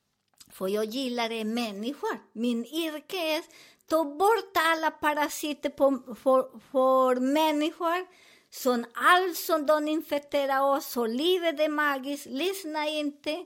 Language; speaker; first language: Swedish; non-native, learner; Spanish